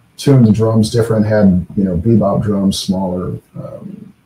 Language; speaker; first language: English; native; English